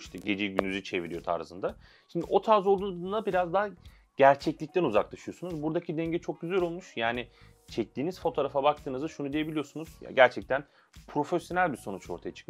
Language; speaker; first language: Turkish; native; Turkish